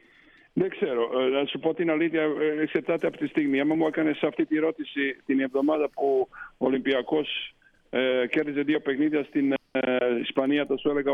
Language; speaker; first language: Greek; non-native, fluent; Slovenian